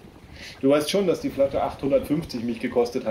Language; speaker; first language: German; native; German